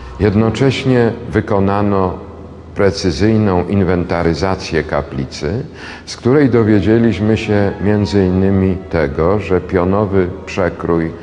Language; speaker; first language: Polish; native; Polish